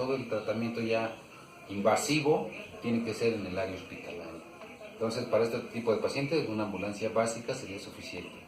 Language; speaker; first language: Spanish; native; Spanish